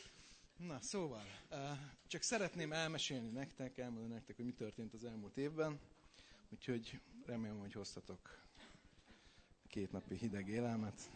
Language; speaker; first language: Hungarian; native; Hungarian